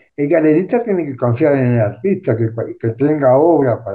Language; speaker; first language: Spanish; native; Spanish